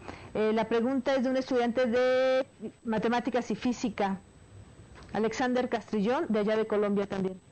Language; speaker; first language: Spanish; native; Spanish